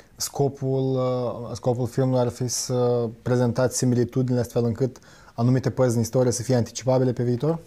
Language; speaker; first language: Romanian; native; Romanian